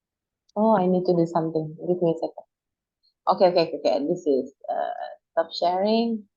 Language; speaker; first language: English; non-native, fluent; Indonesian